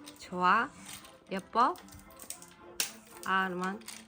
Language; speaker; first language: Korean; non-native, learner; Kazakh